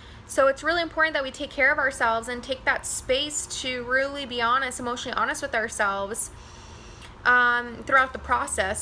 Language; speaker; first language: English; native; English